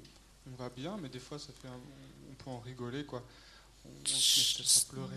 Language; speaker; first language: French; native; French